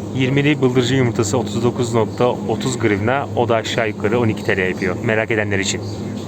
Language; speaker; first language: Turkish; native; Turkish